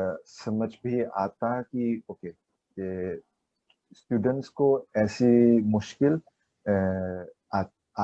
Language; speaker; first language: Hindi; non-native, learner; Chinese